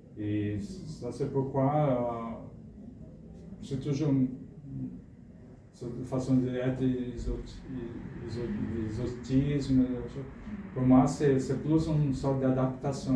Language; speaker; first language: French; non-native, fluent; Portuguese